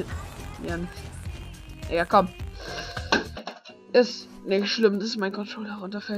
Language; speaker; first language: German; native; German